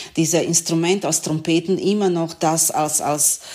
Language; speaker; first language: German; non-native, learner; Serbian